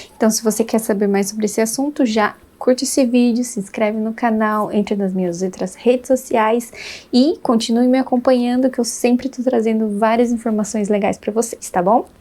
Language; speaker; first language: Portuguese; native; Portuguese